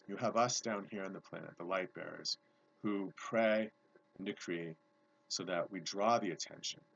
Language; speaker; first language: English; native; English